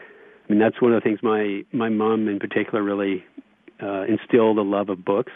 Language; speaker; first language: English; native; English